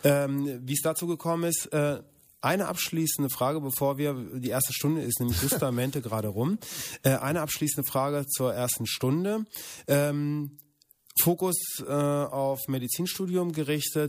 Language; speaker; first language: German; native; German